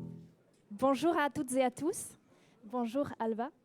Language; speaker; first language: French; native; French